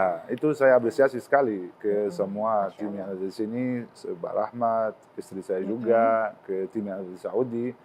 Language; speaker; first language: Indonesian; non-native, learner; Arabic